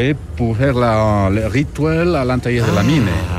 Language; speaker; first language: French; non-native, learner; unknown